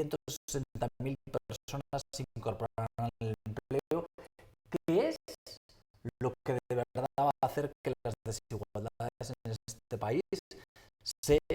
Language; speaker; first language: Spanish; native; Spanish